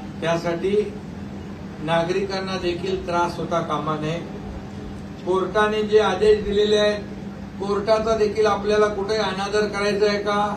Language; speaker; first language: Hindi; non-native, local second language; Marathi